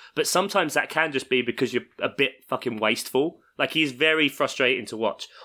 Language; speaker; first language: English; native; English